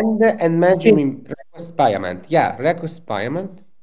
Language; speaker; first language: English; non-native, learner; Italian